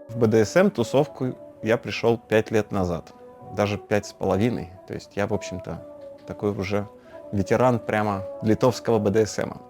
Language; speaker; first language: Russian; native; Russian